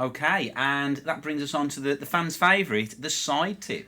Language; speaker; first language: English; native; English